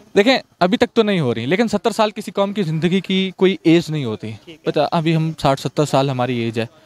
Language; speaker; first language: Urdu; native; Urdu